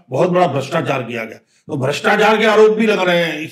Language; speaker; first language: Hindi; native; Hindi